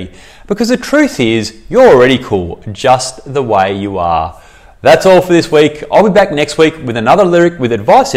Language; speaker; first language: English; native; English